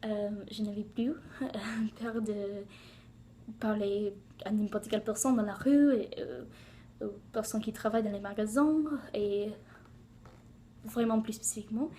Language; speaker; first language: French; non-native, learner; English